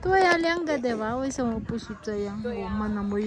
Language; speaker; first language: Chinese; non-native, local second language; Filipino